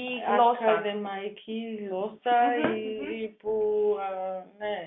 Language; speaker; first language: Greek; non-native, fluent; German